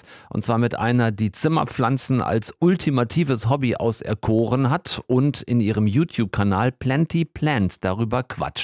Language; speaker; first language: German; native; German